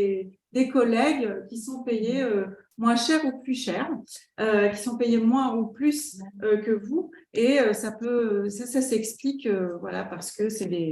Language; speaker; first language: French; native; French